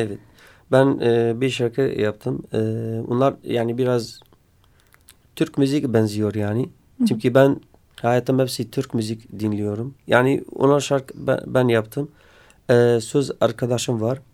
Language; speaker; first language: Turkish; non-native, learner; Kurdish